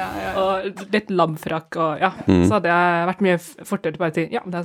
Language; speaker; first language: Norwegian; non-native, fluent; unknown